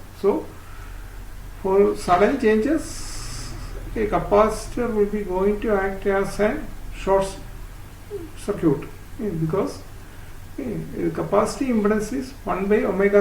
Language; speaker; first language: English; non-native, local second language; Malayalam